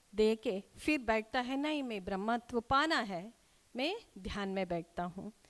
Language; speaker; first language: Hindi; non-native, local second language; Kannada